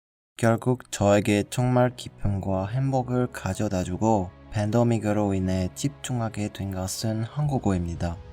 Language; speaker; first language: Korean; non-native, learner; French